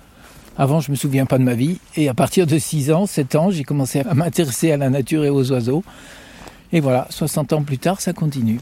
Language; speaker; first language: French; native; French